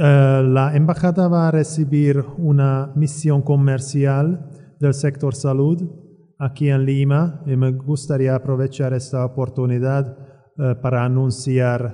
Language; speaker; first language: Spanish; non-native, fluent; Hungarian